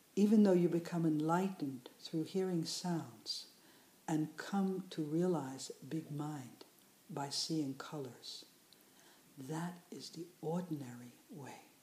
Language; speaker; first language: English; native; English